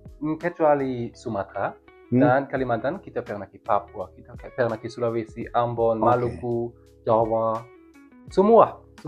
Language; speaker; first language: Indonesian; non-native, learner; German